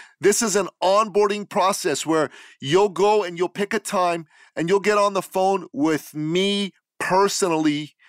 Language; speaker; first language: English; native; English